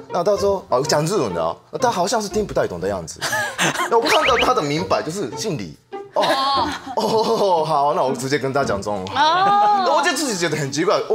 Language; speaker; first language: Chinese; non-native, fluent; Japanese